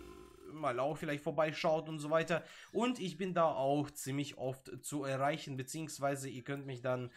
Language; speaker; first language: German; native; German